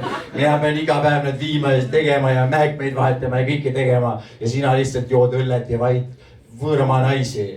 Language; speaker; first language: Estonian; native; Estonian